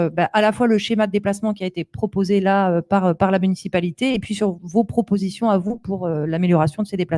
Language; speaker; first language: French; native; French